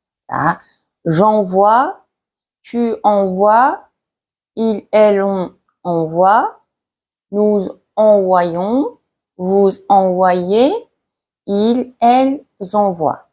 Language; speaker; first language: French; non-native, fluent; Mongolian